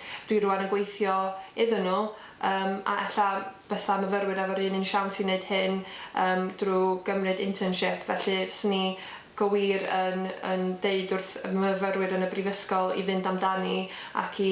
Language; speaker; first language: Welsh; native; Welsh